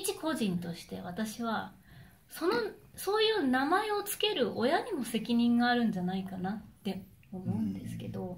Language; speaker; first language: Japanese; native; Japanese